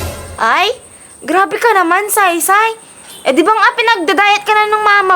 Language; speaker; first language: Filipino; native; Filipino